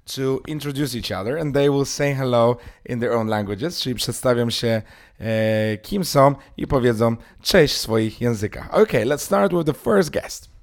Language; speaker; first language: English; non-native, fluent; Hungarian